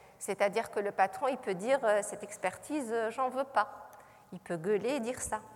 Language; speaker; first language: French; non-native, local second language; Arabic